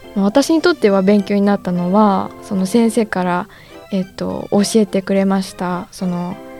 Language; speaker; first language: Japanese; non-native, fluent; Chinese